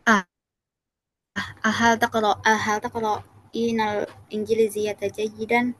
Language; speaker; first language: Arabic; non-native, learner; Indonesian